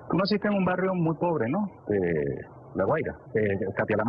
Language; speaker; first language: Spanish; native; Spanish